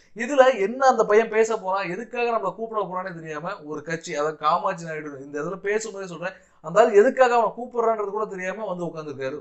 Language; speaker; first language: Tamil; native; Tamil